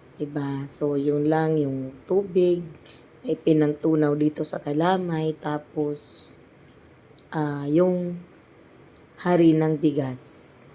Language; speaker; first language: Filipino; native; Filipino